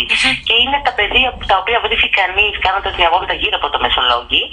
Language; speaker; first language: Greek; native; Greek